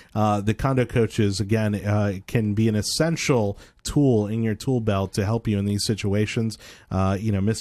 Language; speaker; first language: English; native; English